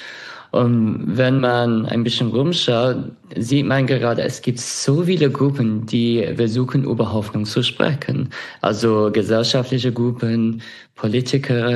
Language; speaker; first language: German; non-native, fluent; English